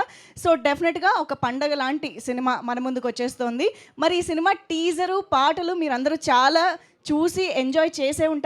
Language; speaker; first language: Telugu; native; Telugu